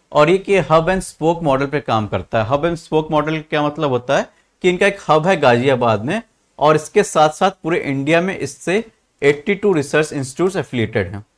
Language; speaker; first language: Hindi; native; Hindi